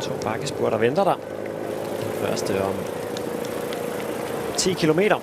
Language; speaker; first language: Danish; native; Danish